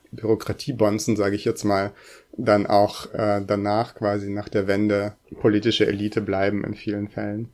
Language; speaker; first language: German; early bilingual, other home language; Russian